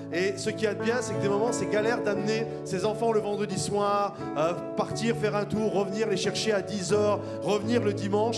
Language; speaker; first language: French; native; French